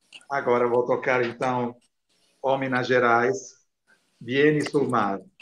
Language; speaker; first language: Portuguese; non-native, fluent; Italian